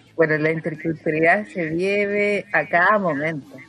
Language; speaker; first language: Spanish; non-native, local second language; Aymara